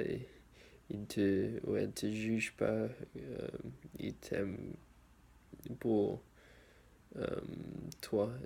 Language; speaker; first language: French; non-native, learner; English